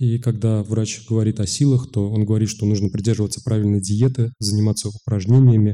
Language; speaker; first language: Russian; native; Russian